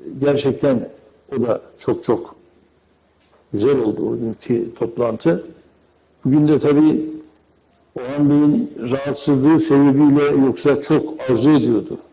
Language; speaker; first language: Turkish; native; Turkish